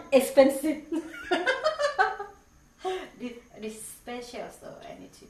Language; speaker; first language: English; non-native, learner; Thai